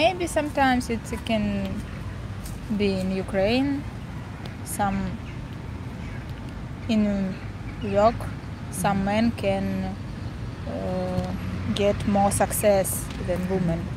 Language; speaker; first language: English; non-native, learner; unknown